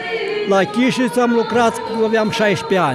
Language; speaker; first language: Romanian; non-native, local second language; Ukrainian